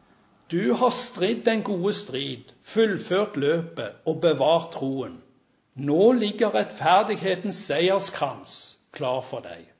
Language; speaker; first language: Norwegian; native; Norwegian